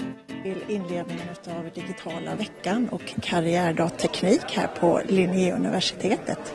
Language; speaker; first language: Swedish; native; Swedish